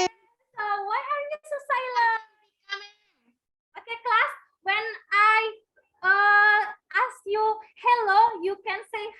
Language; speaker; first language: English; non-native, learner; Indonesian